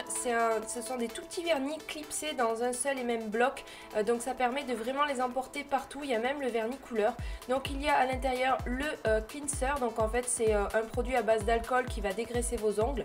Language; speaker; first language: French; native; French